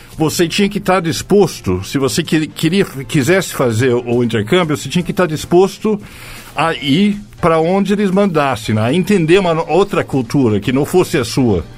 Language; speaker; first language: Portuguese; non-native, fluent; English